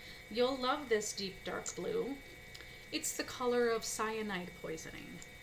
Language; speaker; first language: English; native; English